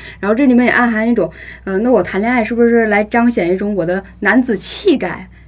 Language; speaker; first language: Chinese; native; Chinese